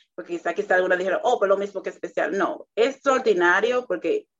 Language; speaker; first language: Spanish; native; Spanish